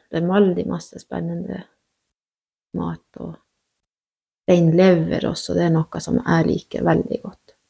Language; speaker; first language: Norwegian; native; Norwegian